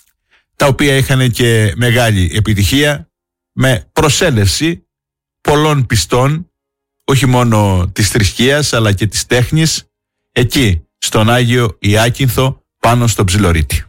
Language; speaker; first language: Greek; native; Greek